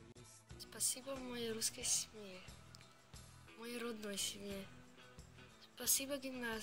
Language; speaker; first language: Russian; non-native, fluent; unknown